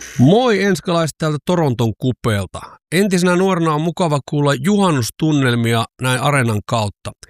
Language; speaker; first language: Finnish; native; Finnish